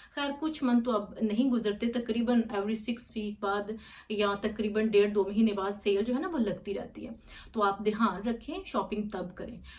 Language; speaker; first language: Urdu; native; Urdu